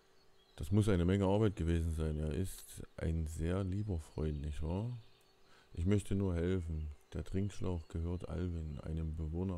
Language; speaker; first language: German; native; German